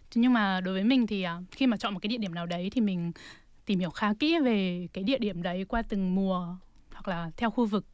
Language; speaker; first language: Vietnamese; native; Vietnamese